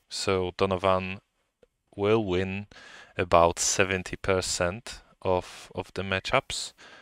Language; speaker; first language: English; non-native, fluent; Polish